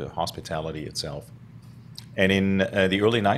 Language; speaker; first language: English; non-native, fluent; German